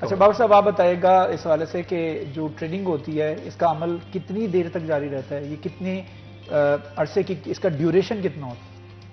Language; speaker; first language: Hindi; non-native, local second language; Punjabi